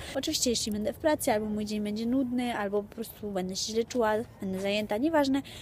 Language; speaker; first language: Polish; early bilingual, heritage; Polish